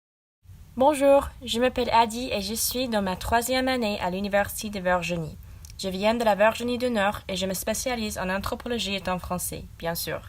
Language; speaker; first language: French; non-native, fluent; English